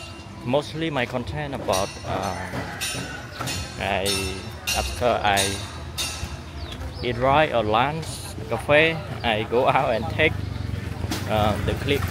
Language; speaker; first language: English; non-native, learner; Khmer